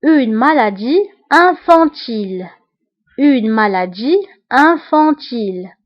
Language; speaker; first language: French; non-native, local second language; Arabic